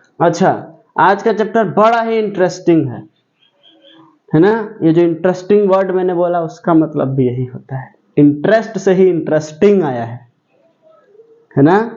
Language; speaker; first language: Hindi; non-native, local second language; Bangla